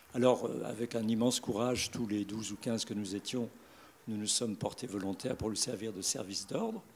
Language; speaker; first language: French; native; French